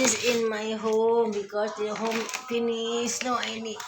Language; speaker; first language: English; non-native, learner; Indonesian